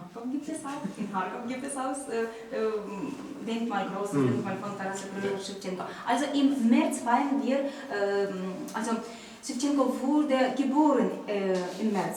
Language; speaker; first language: German; non-native, learner; Ukrainian